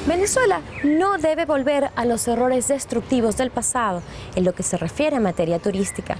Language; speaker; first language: Spanish; native; Spanish